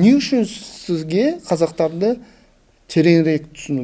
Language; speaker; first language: Kazakh; non-native, local second language; Russian